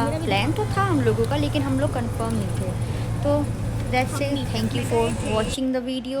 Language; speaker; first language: Hindi; native; Hindi